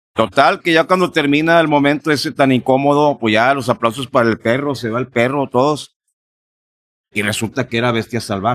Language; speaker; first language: Spanish; native; Spanish